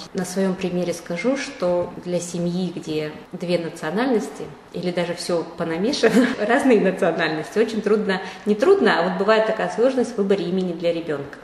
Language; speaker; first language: Russian; native; Russian